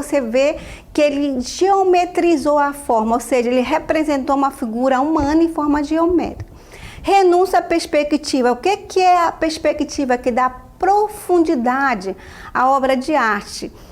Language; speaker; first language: Portuguese; native; Portuguese